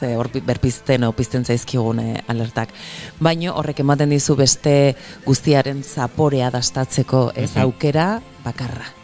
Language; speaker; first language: Basque; native; Basque